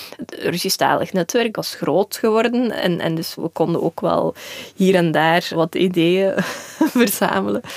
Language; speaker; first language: Dutch; early bilingual, other home language; Russian